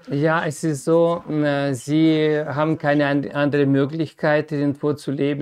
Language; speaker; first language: German; non-native, fluent; Ukrainian